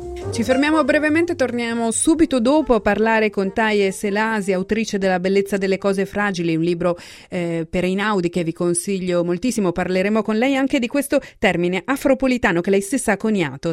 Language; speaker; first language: Italian; native; Italian